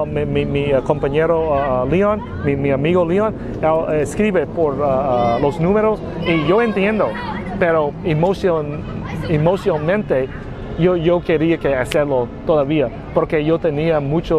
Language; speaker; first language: Spanish; non-native, learner; Vietnamese